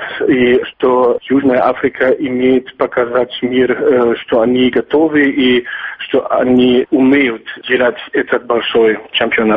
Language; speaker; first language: Russian; non-native, learner; German